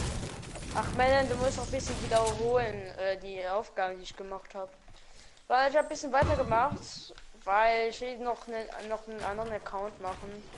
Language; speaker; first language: German; non-native, local second language; Luxembourgish